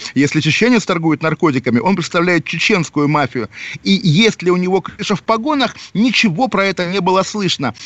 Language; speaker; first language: Russian; native; Russian